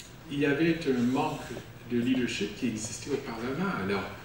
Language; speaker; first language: French; non-native, local second language; English